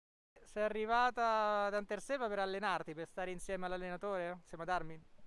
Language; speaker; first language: Italian; native; Italian